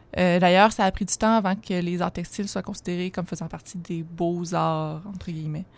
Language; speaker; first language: French; native; French